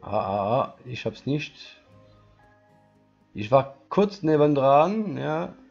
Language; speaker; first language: German; non-native, learner; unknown